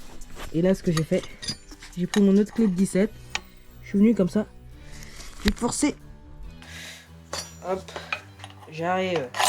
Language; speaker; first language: French; native; French